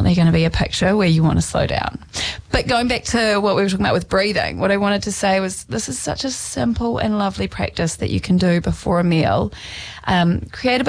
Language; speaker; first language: English; native; English